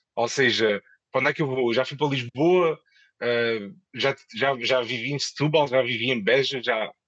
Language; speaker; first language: Portuguese; native; Portuguese